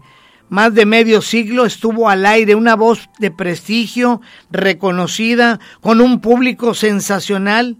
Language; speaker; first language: Spanish; native; Spanish